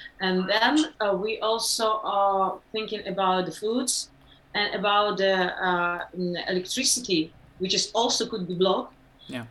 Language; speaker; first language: English; non-native, learner; Ukrainian